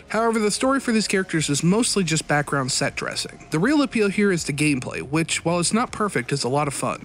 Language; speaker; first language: English; native; English